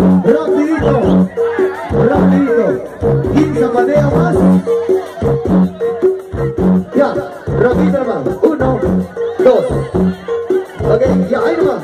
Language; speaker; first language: Spanish; native; Spanish